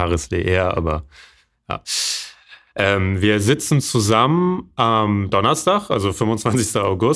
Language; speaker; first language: German; native; German